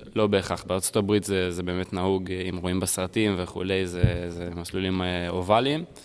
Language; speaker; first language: Hebrew; early bilingual, heritage; Hebrew